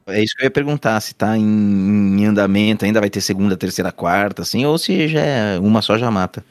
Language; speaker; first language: Portuguese; native; Portuguese